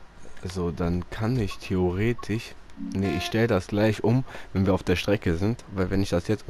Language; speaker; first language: German; native; German